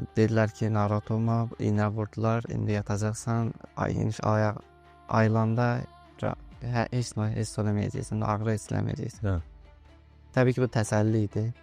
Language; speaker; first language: Azerbaijani; native; Azerbaijani